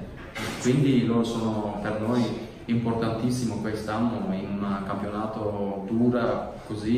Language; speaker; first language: Italian; non-native, learner; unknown